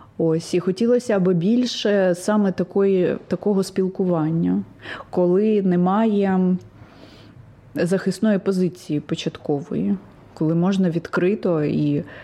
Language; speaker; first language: Ukrainian; non-native, local second language; Russian